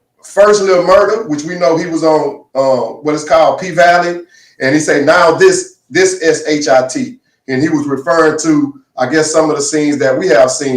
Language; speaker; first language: English; native; English